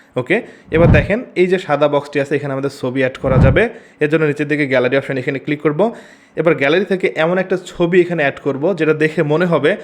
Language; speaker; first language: Bangla; native; Bangla